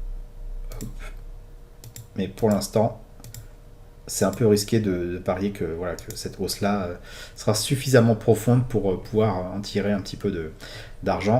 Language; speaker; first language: French; native; French